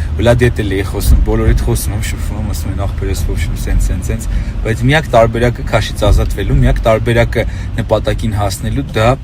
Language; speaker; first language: Armenian; native; Armenian